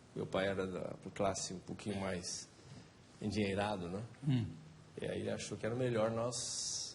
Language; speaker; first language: Portuguese; non-native, fluent; Chinese